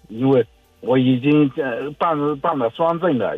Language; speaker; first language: Chinese; native; Chinese